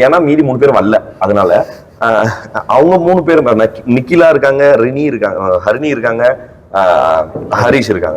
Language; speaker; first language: Tamil; native; Tamil